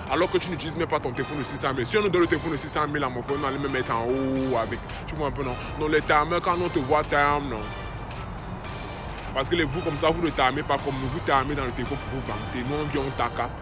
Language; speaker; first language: French; native; French